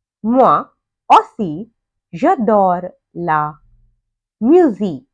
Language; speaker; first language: French; non-native, fluent; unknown